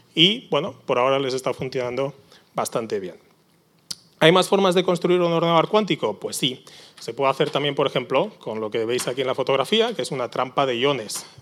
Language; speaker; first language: Spanish; native; Spanish